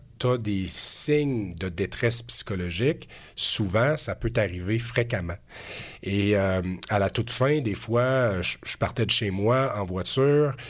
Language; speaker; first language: French; native; French